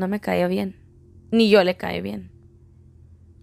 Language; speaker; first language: Spanish; early bilingual, heritage; Spanish